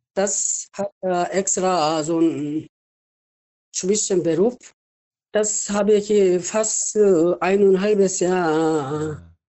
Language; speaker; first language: German; non-native, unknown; Korean